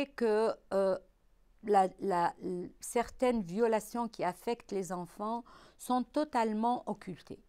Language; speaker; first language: French; non-native, local second language; Arabic